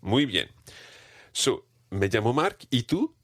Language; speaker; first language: Spanish; non-native, fluent; English